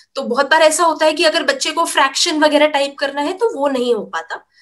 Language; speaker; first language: Hindi; native; Hindi